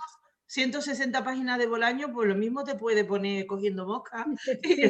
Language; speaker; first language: Spanish; native; Spanish